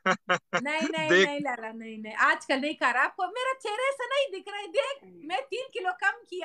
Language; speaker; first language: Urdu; non-native, local second language; Pashto